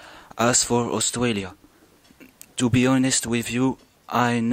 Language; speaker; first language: English; non-native, learner; French